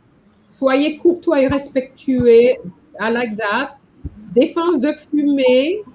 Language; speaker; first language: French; non-native, fluent; English